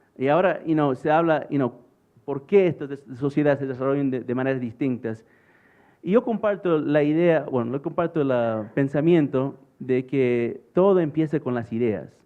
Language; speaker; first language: Spanish; early bilingual, heritage; English